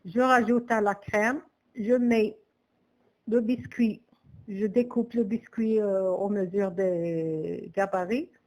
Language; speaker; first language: French; non-native, local second language; Arabic